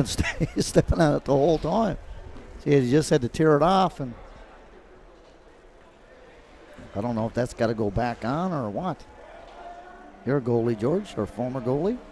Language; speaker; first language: English; native; English